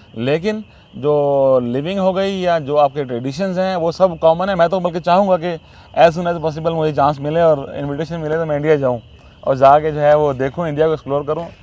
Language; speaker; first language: Urdu; non-native, local second language; Saraiki